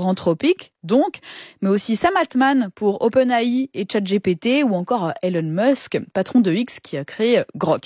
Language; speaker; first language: French; native; French